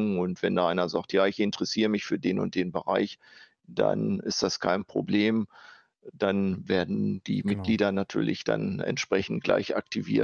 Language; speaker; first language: German; native; German